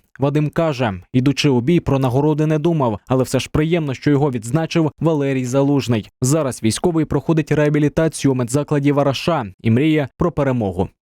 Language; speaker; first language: Ukrainian; native; Ukrainian